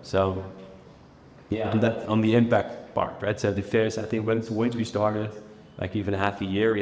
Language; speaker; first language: English; non-native, fluent; Dutch